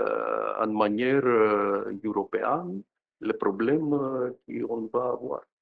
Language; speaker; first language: French; non-native, fluent; Greek